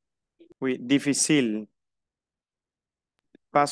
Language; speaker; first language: French; non-native, fluent; Spanish